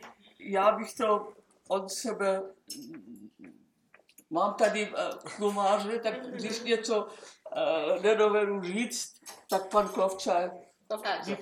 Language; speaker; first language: Czech; non-native, local second language; German